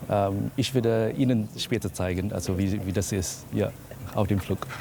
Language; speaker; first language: German; non-native, fluent; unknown